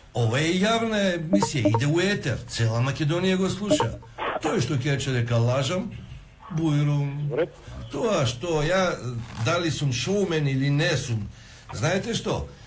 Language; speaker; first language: Macedonian; non-native, local second language; Albanian